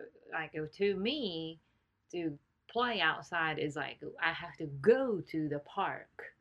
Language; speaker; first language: English; non-native, fluent; Japanese